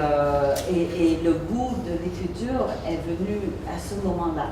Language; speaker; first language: French; early bilingual, other home language; Vietnamese